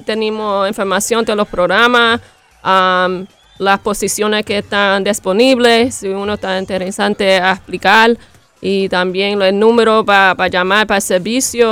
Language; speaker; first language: Spanish; early bilingual, heritage; Spanish